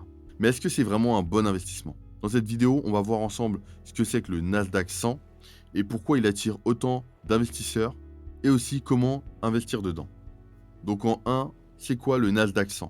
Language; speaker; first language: French; native; French